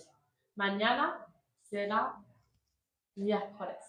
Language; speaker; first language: Spanish; non-native, learner; French